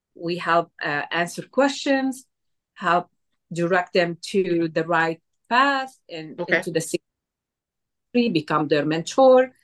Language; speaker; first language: English; non-native, fluent; Arabic